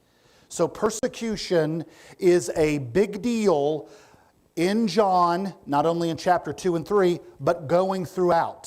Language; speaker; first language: English; native; English